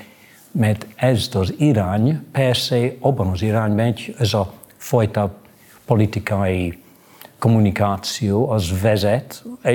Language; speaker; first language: Hungarian; non-native, fluent; English